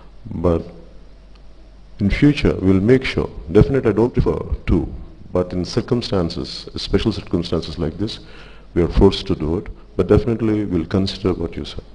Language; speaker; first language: English; non-native, local second language; Telugu